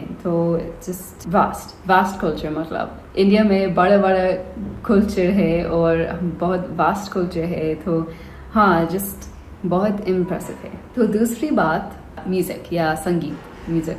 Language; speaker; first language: Hindi; non-native, learner; English